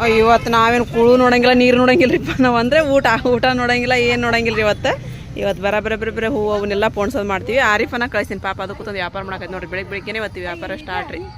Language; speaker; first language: Kannada; non-native, local second language; Urdu